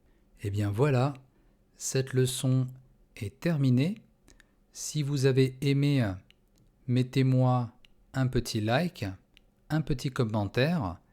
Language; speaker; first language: French; non-native, fluent; Russian